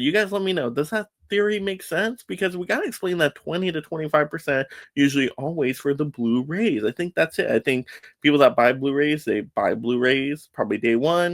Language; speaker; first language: English; native; English